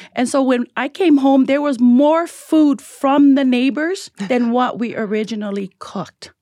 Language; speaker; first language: English; early bilingual, other home language; Tongan